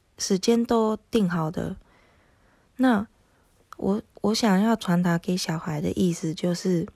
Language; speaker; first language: Chinese; non-native, fluent; Japanese